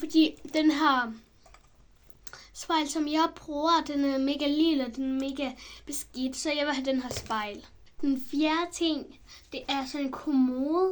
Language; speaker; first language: Danish; early bilingual, other home language; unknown